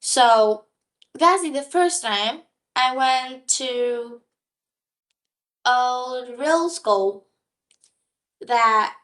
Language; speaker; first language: English; non-native, learner; Vietnamese